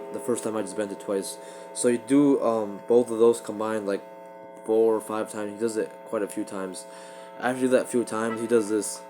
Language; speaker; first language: English; native; English